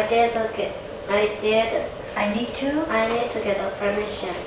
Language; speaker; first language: English; non-native, learner; Korean